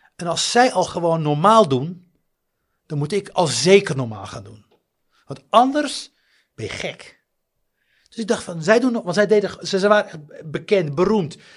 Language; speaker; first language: Dutch; early bilingual, other home language; Riffian